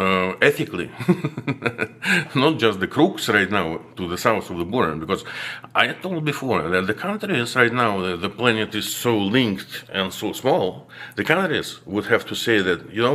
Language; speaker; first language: English; non-native, fluent; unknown